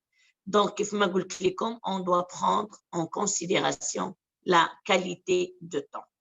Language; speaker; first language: French; non-native, local second language; Arabic